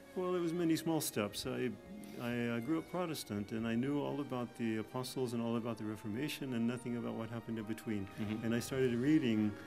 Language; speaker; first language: English; native; English